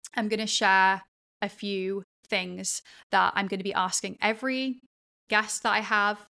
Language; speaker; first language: English; native; English